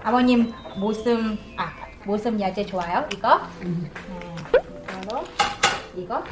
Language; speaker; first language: Korean; non-native, learner; Vietnamese